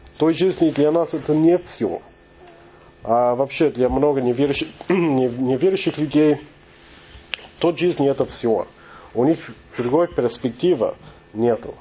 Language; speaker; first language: Russian; non-native, fluent; English